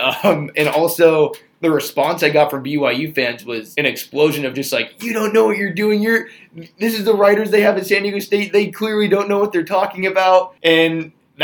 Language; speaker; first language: English; native; English